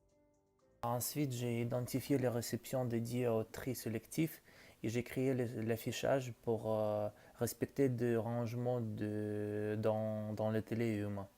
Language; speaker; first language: French; non-native, learner; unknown